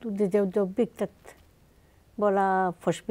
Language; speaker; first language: Swedish; non-native, fluent; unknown